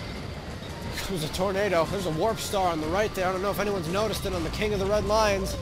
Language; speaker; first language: English; native; English